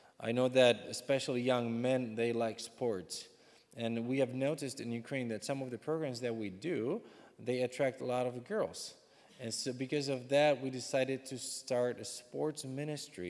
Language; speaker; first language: English; non-native, fluent; Czech